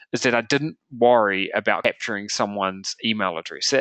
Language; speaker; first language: English; native; English